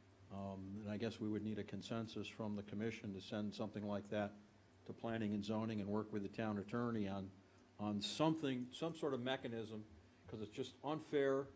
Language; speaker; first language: English; native; English